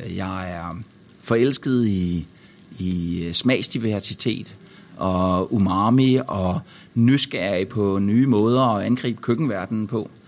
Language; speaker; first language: Danish; native; Danish